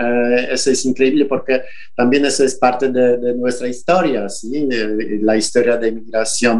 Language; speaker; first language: Spanish; non-native, fluent; Polish